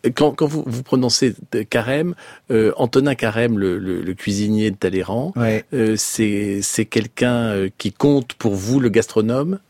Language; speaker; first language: French; native; French